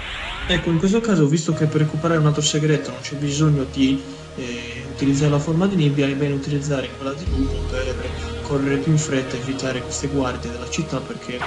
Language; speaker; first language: Italian; native; Italian